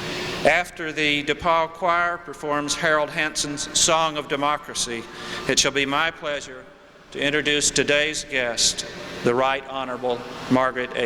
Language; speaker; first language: English; native; English